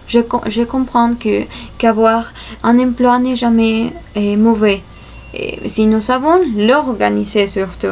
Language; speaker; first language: French; non-native, fluent; Spanish